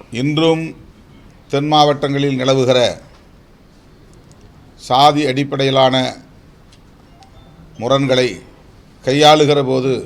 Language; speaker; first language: Tamil; native; Tamil